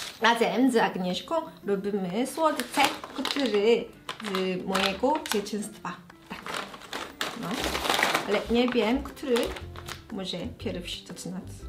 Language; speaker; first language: Polish; non-native, learner; Korean